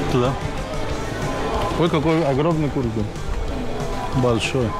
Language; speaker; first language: Russian; non-native, learner; Spanish